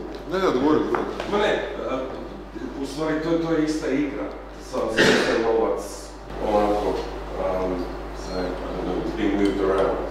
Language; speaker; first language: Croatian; non-native, fluent; English